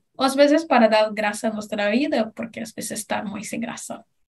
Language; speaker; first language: Spanish; non-native, learner; Portuguese